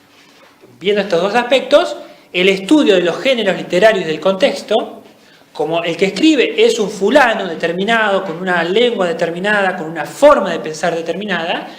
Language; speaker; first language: Spanish; native; Spanish